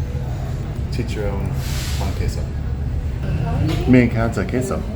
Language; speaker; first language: Spanish; non-native, learner; English